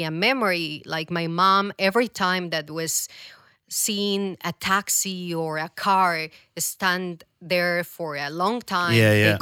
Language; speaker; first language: English; non-native, fluent; Spanish